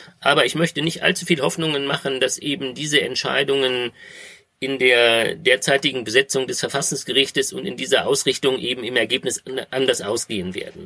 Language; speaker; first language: German; native; German